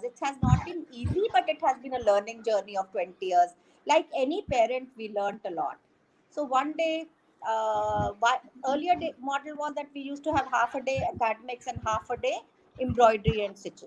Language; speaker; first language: English; non-native, local second language; Hindi